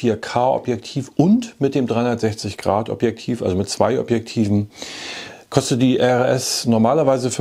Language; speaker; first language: German; native; German